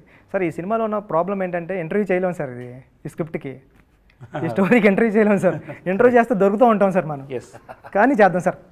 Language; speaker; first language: Telugu; native; Telugu